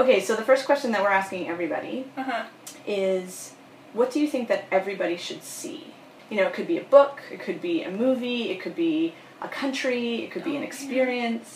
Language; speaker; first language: English; native; English